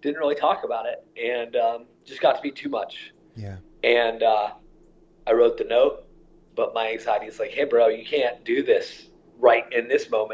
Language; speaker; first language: English; native; English